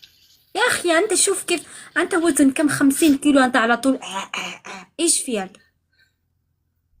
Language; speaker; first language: Arabic; non-native, learner; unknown